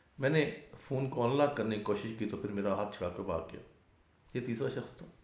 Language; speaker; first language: Urdu; non-native, local second language; Punjabi